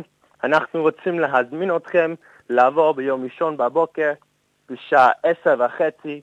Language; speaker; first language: Hebrew; non-native, fluent; English